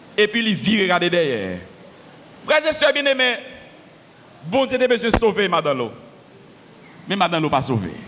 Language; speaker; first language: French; non-native, local second language; Haitian Creole